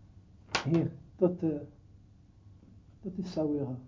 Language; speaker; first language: Dutch; non-native, learner; Arabic